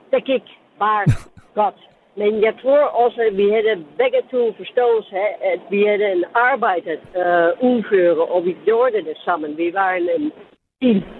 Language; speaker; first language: Danish; non-native, fluent; Dutch